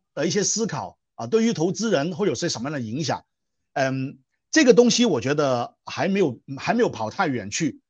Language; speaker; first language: Chinese; non-native, local second language; Cantonese